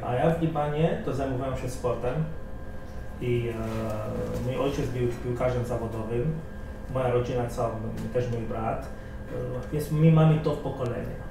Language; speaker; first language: Polish; non-native, fluent; Arabic